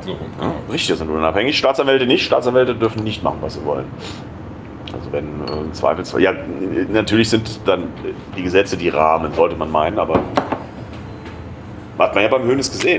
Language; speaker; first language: German; native; German